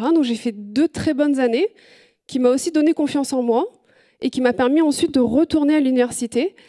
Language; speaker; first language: French; native; French